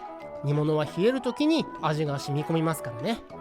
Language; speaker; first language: Japanese; native; Japanese